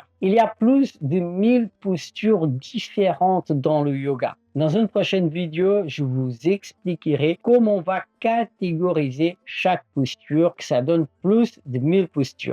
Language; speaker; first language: French; non-native, fluent; Portuguese